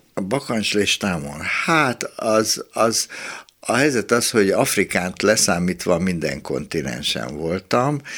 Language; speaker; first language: Hungarian; native; Hungarian